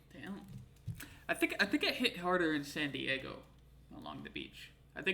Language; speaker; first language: English; native; English